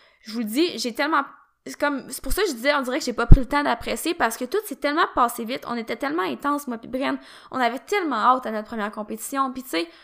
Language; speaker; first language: French; native; French